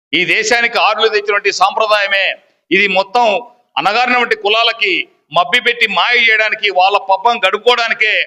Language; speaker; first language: Telugu; native; Telugu